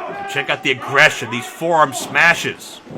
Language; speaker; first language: English; native; English